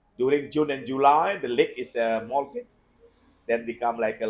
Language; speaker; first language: English; non-native, learner; Indonesian